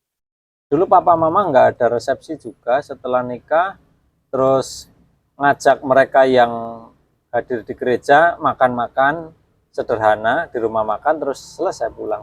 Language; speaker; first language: Indonesian; native; Indonesian